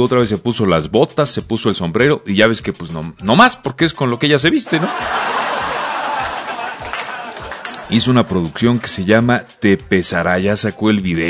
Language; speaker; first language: Spanish; native; Spanish